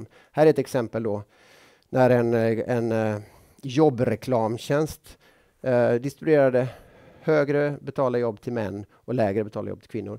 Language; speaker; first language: Swedish; native; Swedish